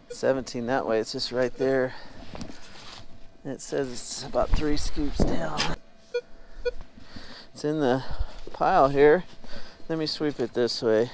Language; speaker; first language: English; native; English